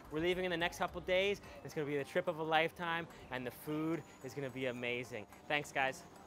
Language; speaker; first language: English; native; English